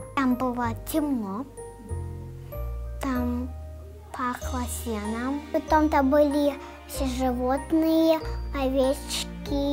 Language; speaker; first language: Russian; early bilingual, heritage; Russian